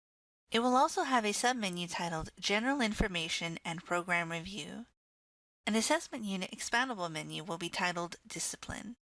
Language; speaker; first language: English; native; English